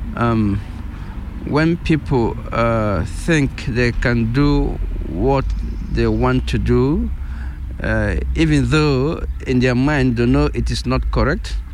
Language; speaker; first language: English; non-native, local second language; Igbo